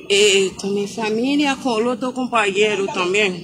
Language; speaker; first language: Spanish; non-native, learner; Haitian Creole